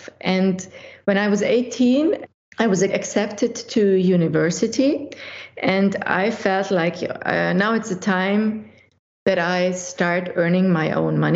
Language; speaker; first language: English; non-native, fluent; German